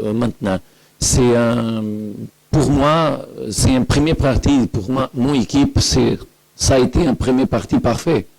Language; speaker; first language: French; non-native, learner; Portuguese